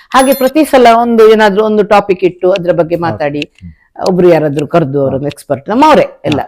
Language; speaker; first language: Kannada; native; Kannada